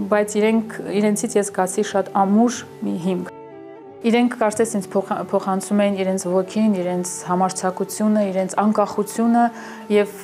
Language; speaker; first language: Armenian; early bilingual, heritage; Armenian